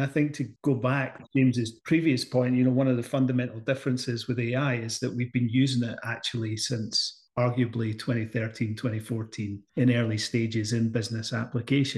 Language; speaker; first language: English; native; English